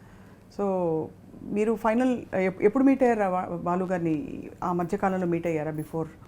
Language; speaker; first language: Telugu; native; Telugu